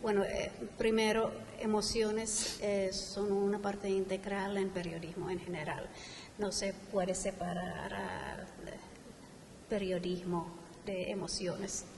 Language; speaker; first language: Spanish; non-native, fluent; Finnish